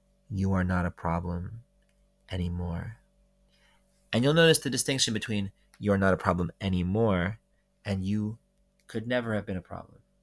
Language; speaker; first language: English; native; English